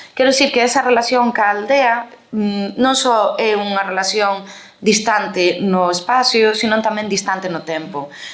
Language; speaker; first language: Galician; native; Galician